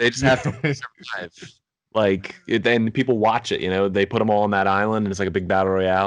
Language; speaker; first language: English; native; English